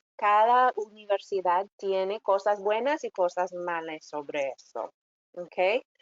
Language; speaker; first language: Spanish; non-native, fluent; English